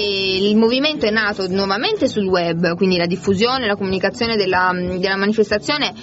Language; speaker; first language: Italian; native; Italian